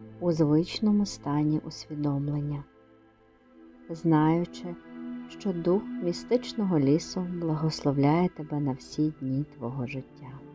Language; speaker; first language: Ukrainian; native; Ukrainian